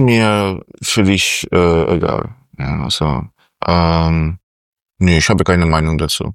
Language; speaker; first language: German; non-native, fluent; Polish